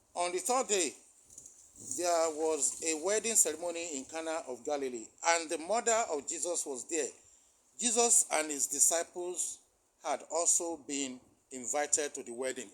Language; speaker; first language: English; non-native, local second language; Yoruba